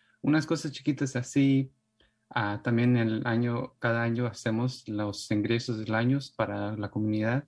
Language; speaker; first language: Spanish; early bilingual, heritage; Spanish